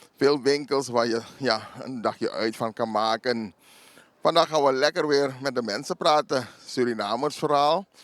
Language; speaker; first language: Dutch; native; Dutch